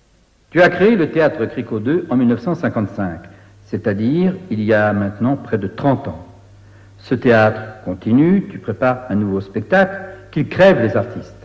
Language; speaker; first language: French; native; French